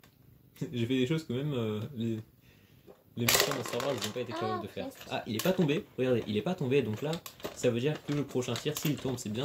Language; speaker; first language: French; native; French